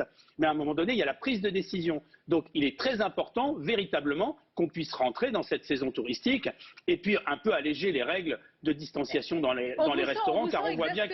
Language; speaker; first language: French; native; French